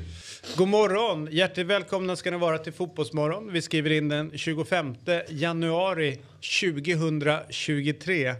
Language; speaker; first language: Swedish; native; Swedish